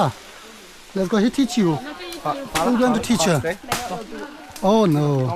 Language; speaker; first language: English; non-native, learner; Chinese